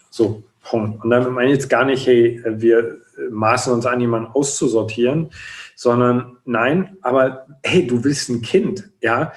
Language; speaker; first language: German; native; German